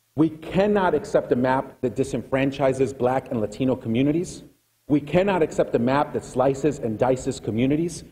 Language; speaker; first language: English; early bilingual, other home language; Spanish